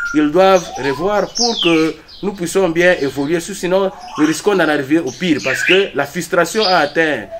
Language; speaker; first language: French; non-native, local second language; Swahili